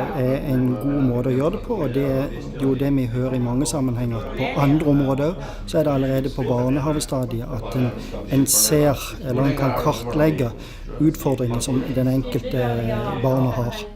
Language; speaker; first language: Norwegian; native; Norwegian